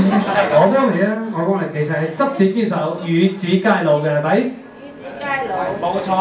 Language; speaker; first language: Cantonese; native; Cantonese